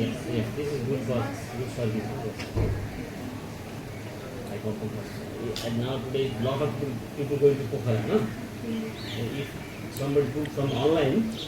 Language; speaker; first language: English; non-native, learner; Nepali